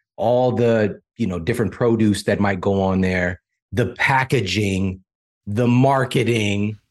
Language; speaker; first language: English; native; English